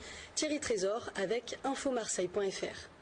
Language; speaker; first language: French; native; French